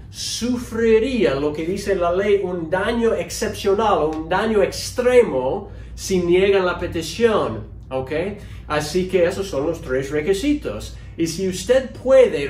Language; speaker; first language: Spanish; non-native, fluent; English